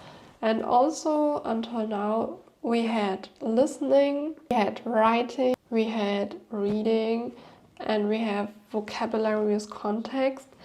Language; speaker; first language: English; non-native, fluent; German